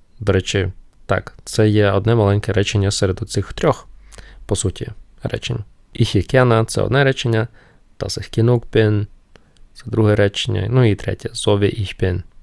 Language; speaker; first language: Ukrainian; non-native, local second language; Russian